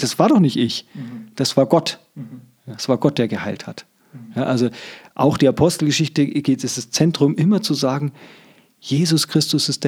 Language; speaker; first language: German; native; German